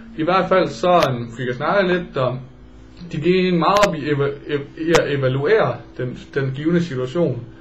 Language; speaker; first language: Danish; native; Danish